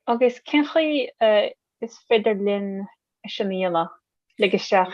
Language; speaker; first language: Irish; non-native, learner; English